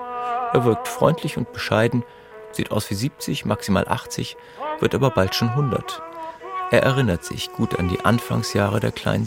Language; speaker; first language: German; native; German